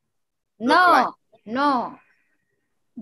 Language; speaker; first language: English; non-native, learner; Indonesian